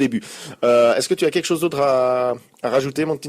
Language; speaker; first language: French; native; French